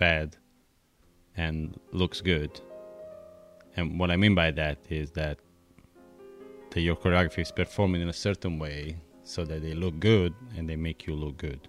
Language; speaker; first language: English; non-native, fluent; Italian